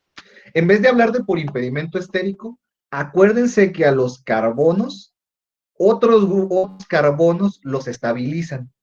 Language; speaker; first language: Spanish; native; Spanish